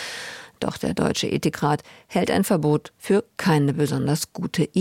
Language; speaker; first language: German; native; German